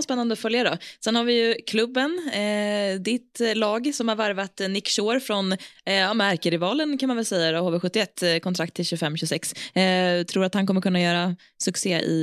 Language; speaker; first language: Swedish; native; Swedish